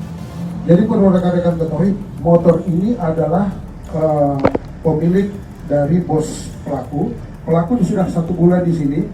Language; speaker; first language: Indonesian; native; Indonesian